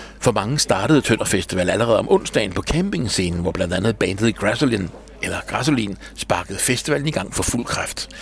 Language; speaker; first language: Danish; native; Danish